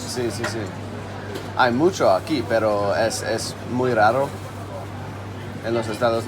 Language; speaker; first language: Spanish; non-native, learner; English